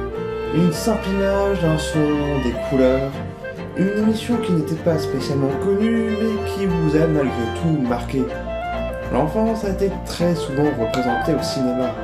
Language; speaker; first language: French; native; French